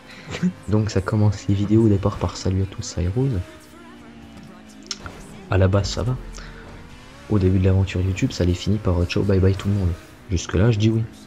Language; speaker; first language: French; native; French